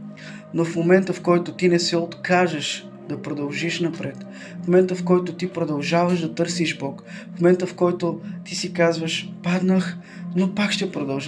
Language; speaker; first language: Bulgarian; native; Bulgarian